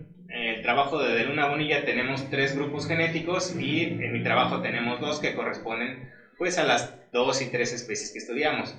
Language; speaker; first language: Spanish; native; Spanish